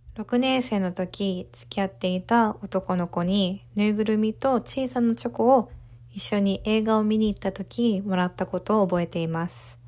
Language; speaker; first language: Japanese; early bilingual, heritage; Japanese